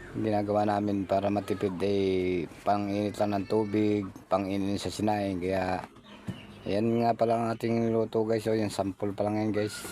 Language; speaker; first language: Filipino; native; Filipino